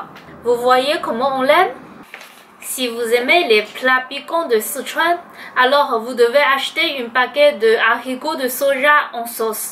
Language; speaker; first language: French; non-native, fluent; Chinese